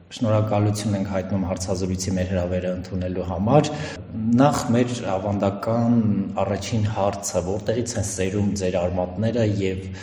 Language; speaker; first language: Armenian; native; Armenian